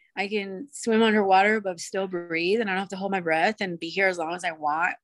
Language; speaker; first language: English; early bilingual, other home language; Spanish